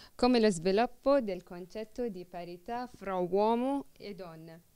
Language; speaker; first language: Italian; non-native, learner; Arabic